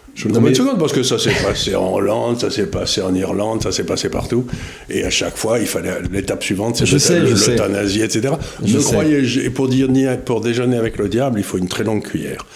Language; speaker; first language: French; native; French